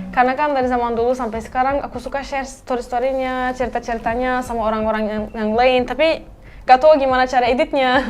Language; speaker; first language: Indonesian; non-native, fluent; Turkish